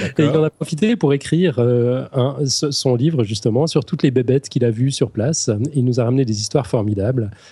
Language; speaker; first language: French; native; French